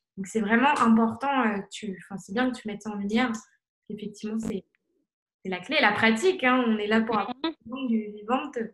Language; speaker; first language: French; native; French